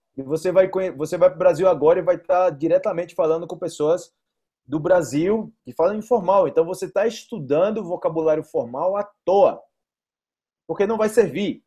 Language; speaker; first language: Portuguese; native; Portuguese